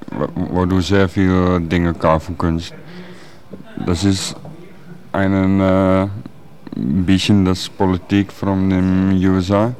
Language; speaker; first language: German; non-native, learner; Dutch